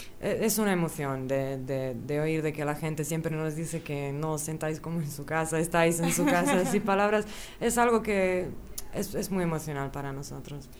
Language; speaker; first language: Spanish; early bilingual, other home language; Bosnian